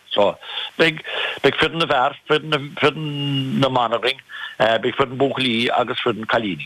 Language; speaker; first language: Irish; native; Irish